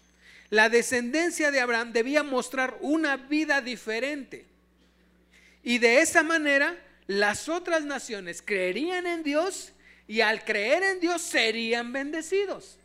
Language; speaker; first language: Spanish; native; Spanish